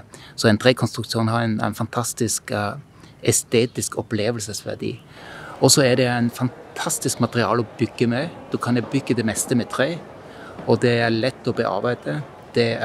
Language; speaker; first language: Norwegian; non-native, fluent; German